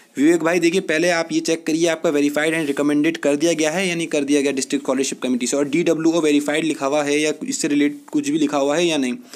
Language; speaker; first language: Hindi; native; Hindi